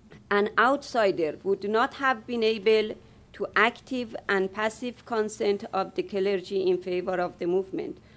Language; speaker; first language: English; non-native, fluent; Persian